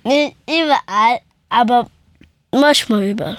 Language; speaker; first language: German; early bilingual, other home language; Persian